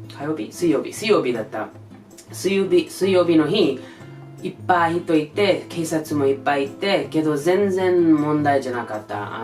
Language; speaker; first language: Japanese; non-native, learner; English